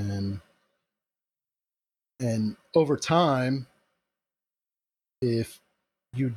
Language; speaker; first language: English; native; English